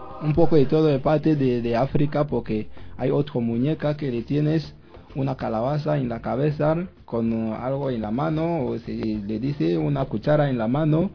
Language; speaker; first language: Spanish; non-native, learner; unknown